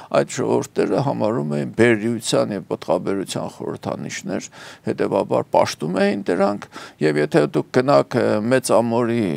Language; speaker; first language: Armenian; native; Armenian